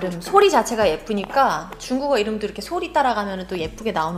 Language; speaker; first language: Korean; native; Korean